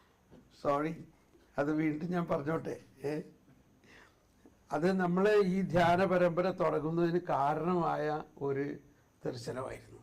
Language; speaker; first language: Malayalam; native; Malayalam